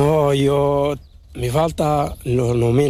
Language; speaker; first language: Spanish; non-native, learner; Arabic